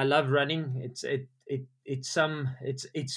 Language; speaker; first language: English; non-native, local second language; Afrikaans